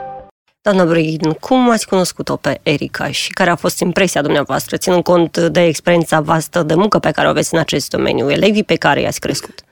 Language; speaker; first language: Romanian; native; Romanian